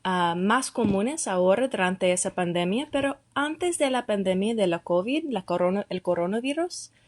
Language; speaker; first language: Spanish; non-native, fluent; English